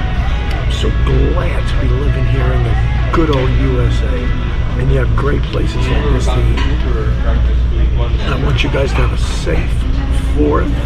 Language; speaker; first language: English; native; English